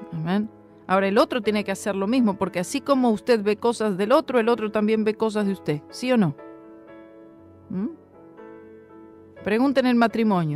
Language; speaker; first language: Spanish; native; Spanish